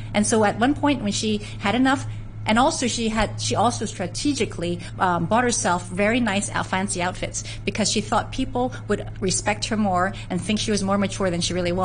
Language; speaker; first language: English; native; English